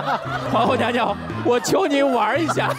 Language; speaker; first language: Chinese; native; Chinese